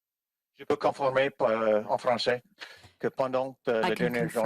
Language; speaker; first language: French; non-native, fluent; English